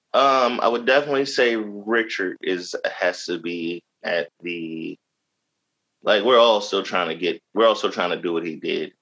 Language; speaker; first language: English; native; English